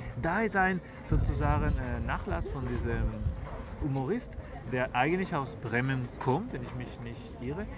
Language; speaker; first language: German; non-native, fluent; Spanish